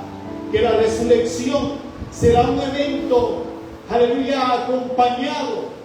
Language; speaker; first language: Spanish; native; Spanish